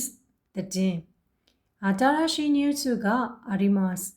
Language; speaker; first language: Japanese; non-native, fluent; Burmese